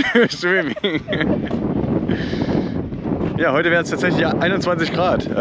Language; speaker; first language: German; native; German